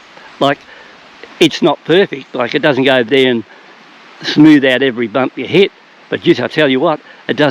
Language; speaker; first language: English; native; English